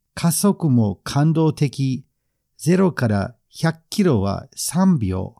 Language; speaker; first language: Japanese; non-native, fluent; English